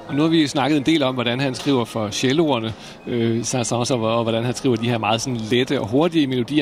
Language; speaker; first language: Danish; native; Danish